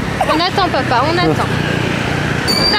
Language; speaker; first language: French; native; French